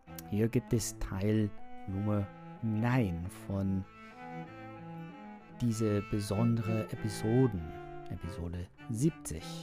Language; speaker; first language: German; non-native, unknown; English